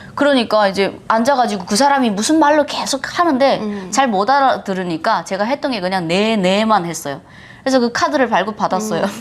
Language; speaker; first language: Korean; native; Korean